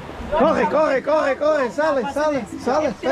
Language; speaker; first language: Spanish; non-native, learner; English